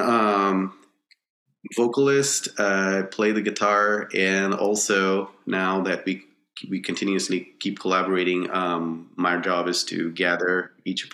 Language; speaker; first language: English; non-native, local second language; Bangla